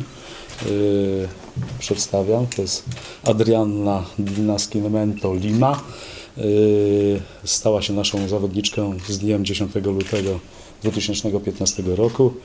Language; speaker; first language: Polish; native; Polish